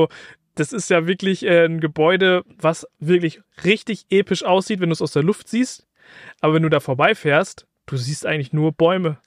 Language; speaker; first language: German; native; German